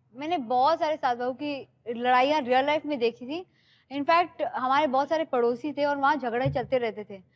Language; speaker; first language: Hindi; native; Hindi